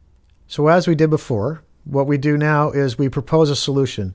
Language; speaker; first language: English; native; English